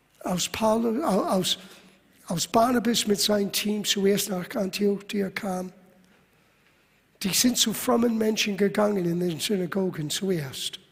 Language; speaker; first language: German; non-native, fluent; English